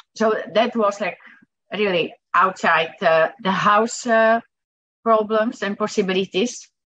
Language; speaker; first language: English; non-native, fluent; Dutch